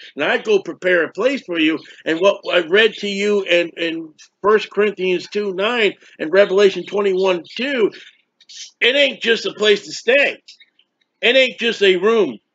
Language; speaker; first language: English; native; English